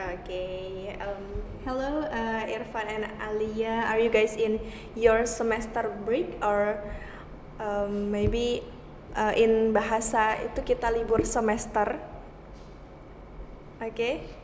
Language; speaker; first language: English; non-native, learner; Indonesian